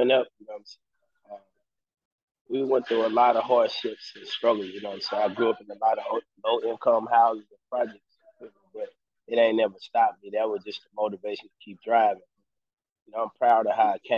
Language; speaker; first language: English; native; English